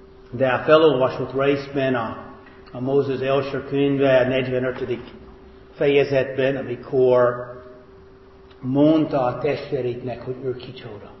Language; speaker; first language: Hungarian; non-native, fluent; English